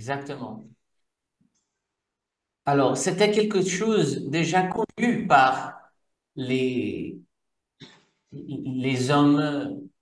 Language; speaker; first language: French; non-native, fluent; Portuguese